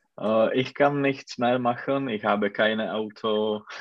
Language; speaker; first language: German; non-native, learner; Czech